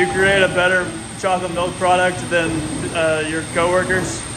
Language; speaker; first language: English; native; English